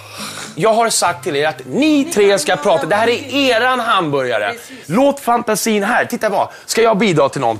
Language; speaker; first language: Swedish; native; Swedish